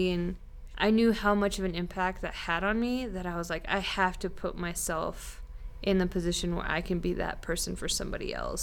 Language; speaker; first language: English; native; English